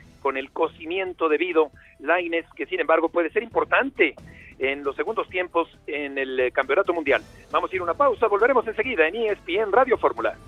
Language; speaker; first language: Spanish; native; Spanish